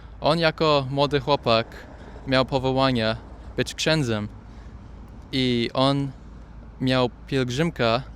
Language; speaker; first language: Polish; early bilingual, heritage; Polish